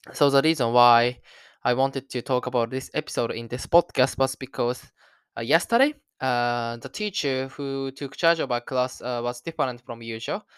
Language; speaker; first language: English; non-native, learner; Japanese